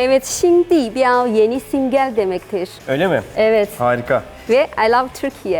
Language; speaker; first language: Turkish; non-native, learner; Chinese